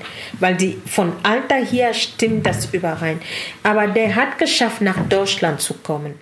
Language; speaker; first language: German; non-native, learner; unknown